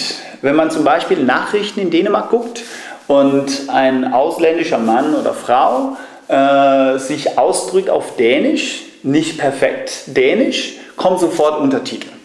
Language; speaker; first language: German; non-native, fluent; Danish